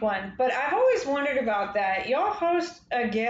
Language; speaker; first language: English; native; English